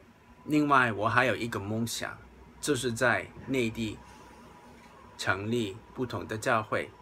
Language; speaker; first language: Chinese; non-native, local second language; Cantonese